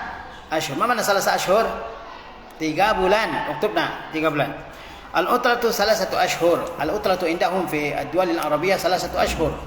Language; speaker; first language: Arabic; non-native, fluent; Indonesian